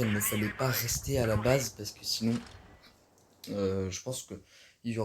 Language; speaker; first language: French; native; French